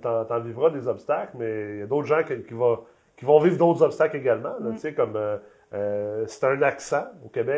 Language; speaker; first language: French; native; French